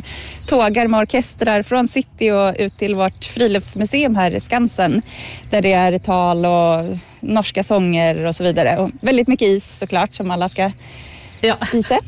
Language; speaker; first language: Swedish; native; Swedish